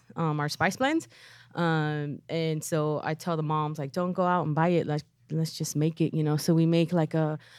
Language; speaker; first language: English; native; English